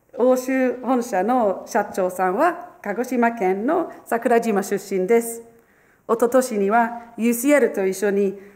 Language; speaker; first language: Japanese; non-native, fluent; English